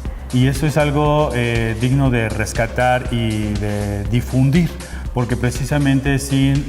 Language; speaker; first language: Spanish; native; Spanish